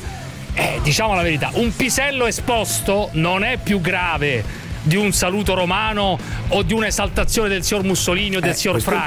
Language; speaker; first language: Italian; native; Italian